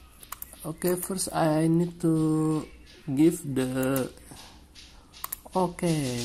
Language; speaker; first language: English; non-native, learner; Indonesian